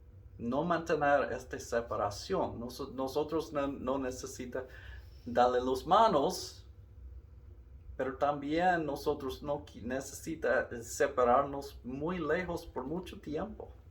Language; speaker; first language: Spanish; non-native, learner; English